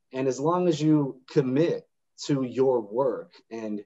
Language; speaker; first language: English; native; English